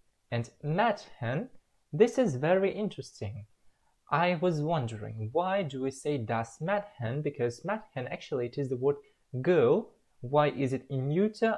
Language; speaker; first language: English; non-native, fluent; Russian